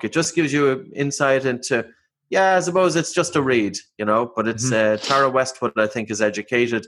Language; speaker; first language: English; native; English